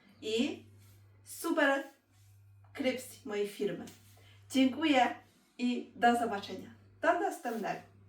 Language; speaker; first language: Polish; non-native, learner; Chinese